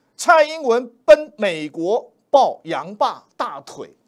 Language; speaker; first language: Chinese; native; Chinese